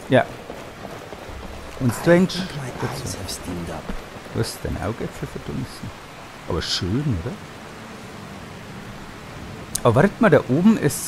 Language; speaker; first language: German; native; German